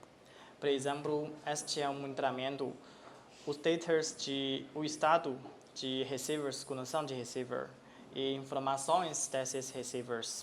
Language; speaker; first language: Portuguese; non-native, fluent; Chinese